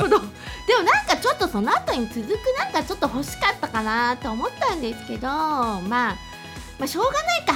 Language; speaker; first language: Japanese; native; Japanese